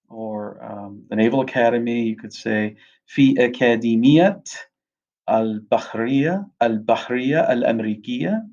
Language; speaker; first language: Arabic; non-native, fluent; English